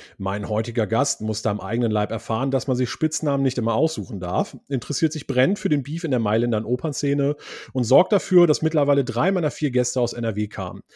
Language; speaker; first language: German; early bilingual, other home language; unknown